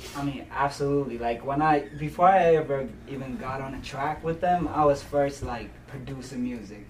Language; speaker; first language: English; early bilingual, other home language; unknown